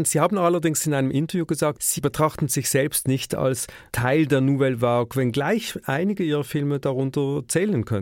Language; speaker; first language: German; native; German